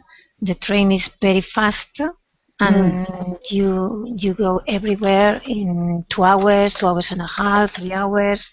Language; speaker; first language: English; non-native, learner; Spanish